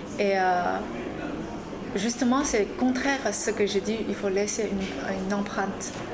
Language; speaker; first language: French; non-native, fluent; Chinese